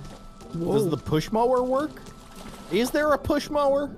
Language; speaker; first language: English; native; English